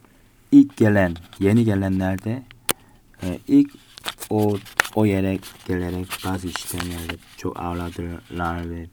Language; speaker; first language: Turkish; non-native, learner; Korean